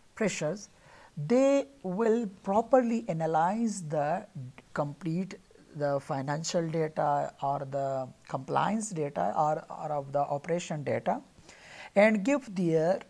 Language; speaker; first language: English; non-native, local second language; Pashto